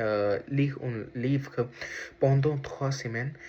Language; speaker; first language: French; non-native, learner; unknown